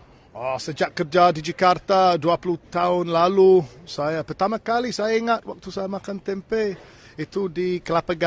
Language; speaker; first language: Indonesian; non-native, learner; English